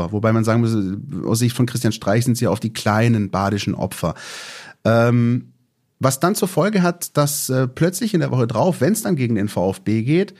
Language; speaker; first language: German; native; German